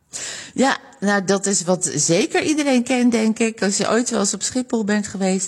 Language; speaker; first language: Dutch; native; Dutch